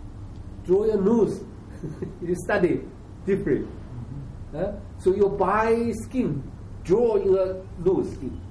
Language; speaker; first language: English; non-native, learner; Chinese